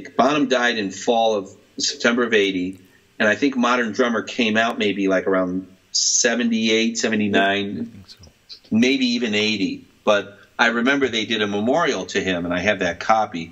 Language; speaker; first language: English; native; English